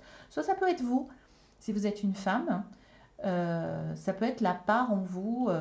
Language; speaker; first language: French; native; French